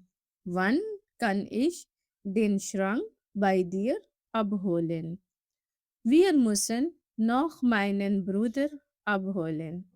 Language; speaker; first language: German; non-native, fluent; Urdu